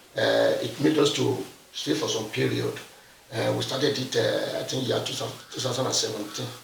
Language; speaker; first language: English; non-native, local second language; Yoruba